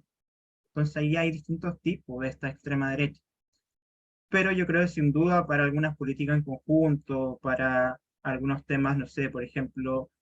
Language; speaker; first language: Spanish; native; Spanish